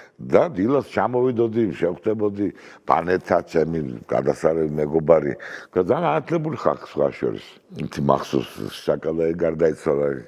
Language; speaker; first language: Georgian; native; Georgian